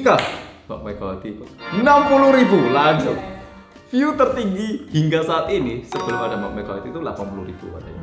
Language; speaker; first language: Indonesian; native; Indonesian